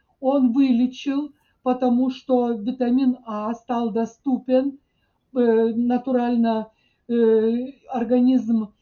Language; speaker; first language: Russian; non-native, fluent; Lithuanian